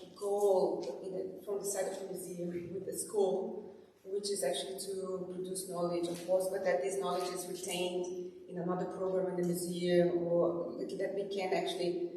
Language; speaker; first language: English; non-native, fluent; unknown